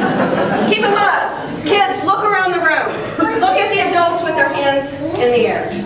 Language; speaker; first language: English; native; English